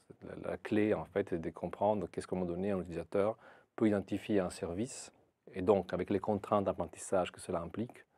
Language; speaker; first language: French; non-native, fluent; Italian